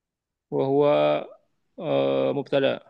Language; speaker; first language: Arabic; non-native, learner; Indonesian